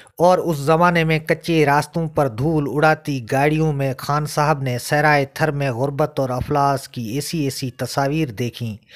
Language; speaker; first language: Urdu; non-native, local second language; Sindhi